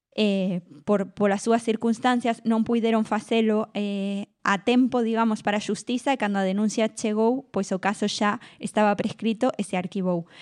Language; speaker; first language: Galician; non-native, local second language; Spanish